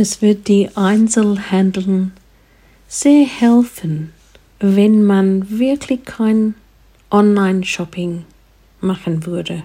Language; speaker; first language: German; non-native, fluent; English